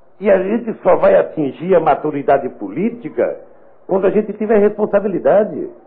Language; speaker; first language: Portuguese; native; Portuguese